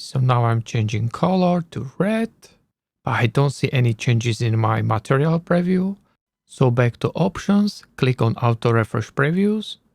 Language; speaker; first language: English; non-native, learner; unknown